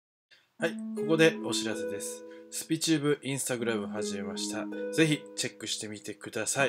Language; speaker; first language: Japanese; native; Japanese